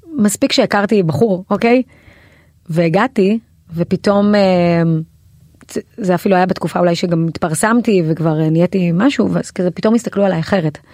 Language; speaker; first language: Hebrew; native; Hebrew